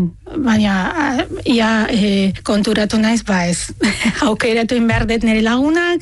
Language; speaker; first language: Basque; non-native, fluent; Arabic